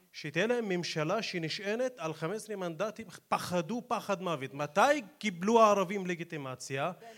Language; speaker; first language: Hebrew; non-native, local second language; Arabic